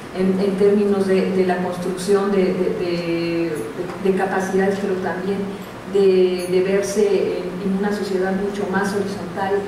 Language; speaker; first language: Spanish; native; Spanish